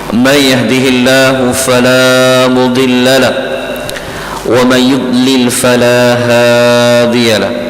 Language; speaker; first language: Malay; native; Malay